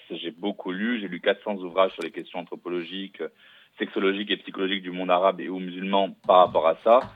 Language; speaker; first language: French; non-native, local second language; Arabic